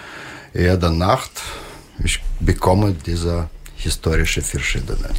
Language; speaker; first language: German; non-native, learner; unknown